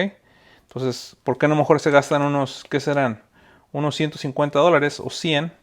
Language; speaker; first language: Spanish; native; Spanish